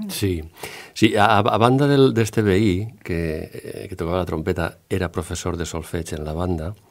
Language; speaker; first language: Catalan; native; Catalan